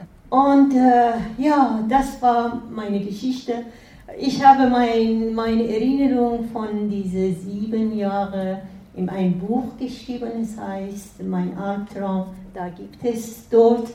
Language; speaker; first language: German; non-native, fluent; Persian